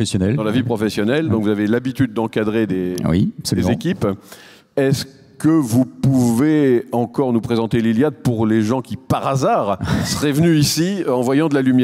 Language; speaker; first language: French; native; French